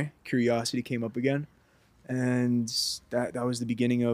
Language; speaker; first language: English; native; English